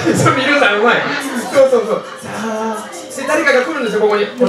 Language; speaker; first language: Japanese; native; Japanese